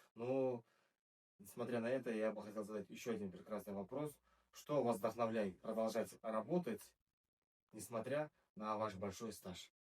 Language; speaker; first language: Russian; non-native, local second language; Kazakh